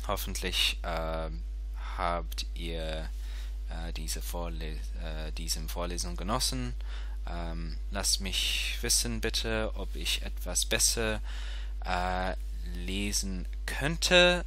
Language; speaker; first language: German; non-native, fluent; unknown